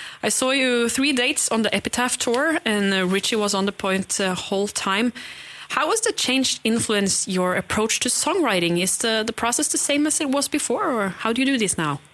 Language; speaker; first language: English; non-native, fluent; Norwegian